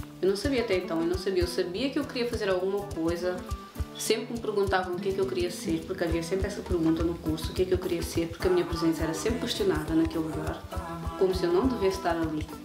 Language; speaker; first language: Portuguese; non-native, local second language; Kabuverdianu